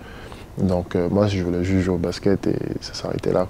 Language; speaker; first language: French; native; French